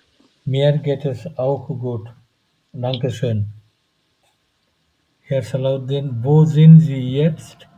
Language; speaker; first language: German; non-native, fluent; Bangla